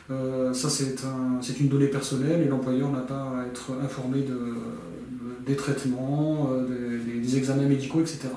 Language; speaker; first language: French; native; French